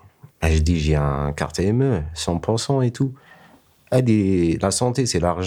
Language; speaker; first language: French; non-native, learner; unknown